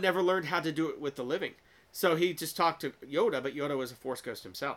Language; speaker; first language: English; native; English